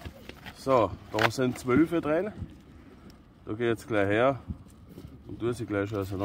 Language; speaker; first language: German; native; German